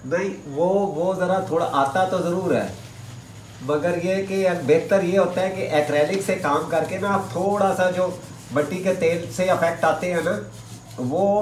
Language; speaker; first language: Urdu; native; Urdu